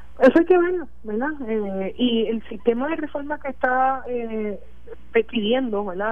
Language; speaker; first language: Spanish; native; Spanish